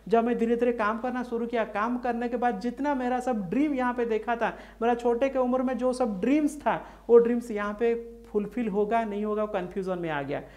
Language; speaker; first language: Hindi; non-native, local second language; Odia